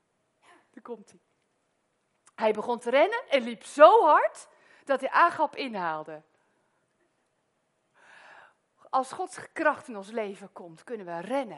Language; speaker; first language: Dutch; native; Dutch